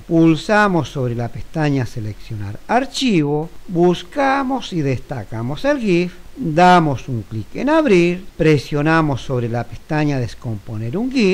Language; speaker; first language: Spanish; native; Spanish